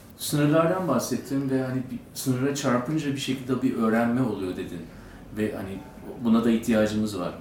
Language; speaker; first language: Turkish; native; Turkish